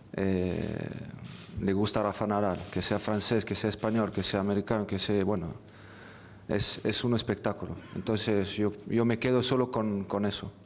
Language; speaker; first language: Spanish; non-native, fluent; French